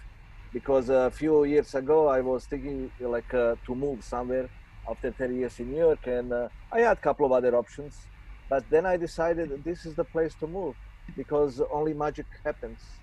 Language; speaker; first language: English; non-native, fluent; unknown